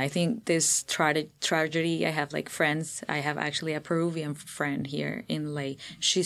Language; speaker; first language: English; non-native, fluent; Spanish